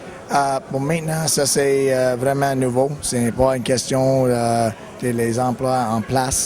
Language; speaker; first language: French; non-native, learner; English